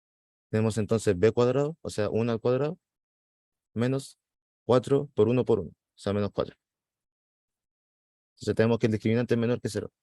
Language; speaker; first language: Spanish; native; Spanish